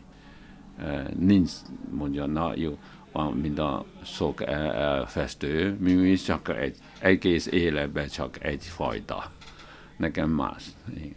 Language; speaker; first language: Hungarian; non-native, learner; Chinese